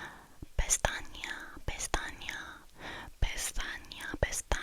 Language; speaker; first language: Spanish; non-native, learner; English